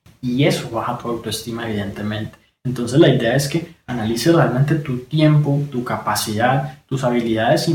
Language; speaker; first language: Spanish; native; Spanish